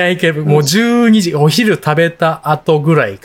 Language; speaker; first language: Japanese; native; Japanese